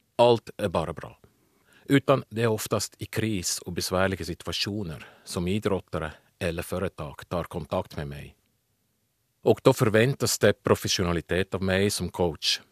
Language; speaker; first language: Swedish; non-native, fluent; German